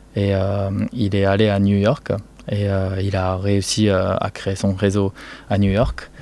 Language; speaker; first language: French; non-native, fluent; Japanese